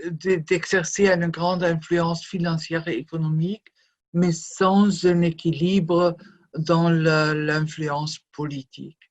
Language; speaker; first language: French; non-native, fluent; German